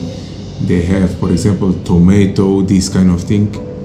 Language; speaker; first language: English; non-native, local second language; Kabuverdianu